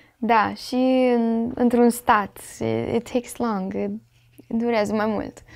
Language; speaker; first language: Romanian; early bilingual, heritage; Romanian